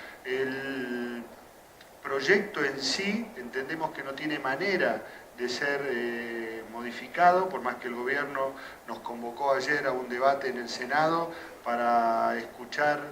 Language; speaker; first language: Spanish; native; Spanish